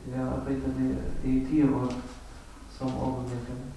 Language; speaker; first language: Swedish; non-native, learner; Arabic